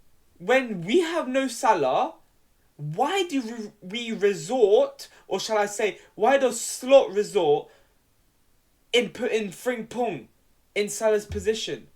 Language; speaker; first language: English; native; English